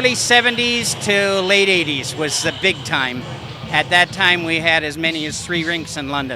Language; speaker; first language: English; native; English